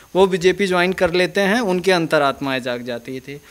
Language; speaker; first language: Hindi; native; Hindi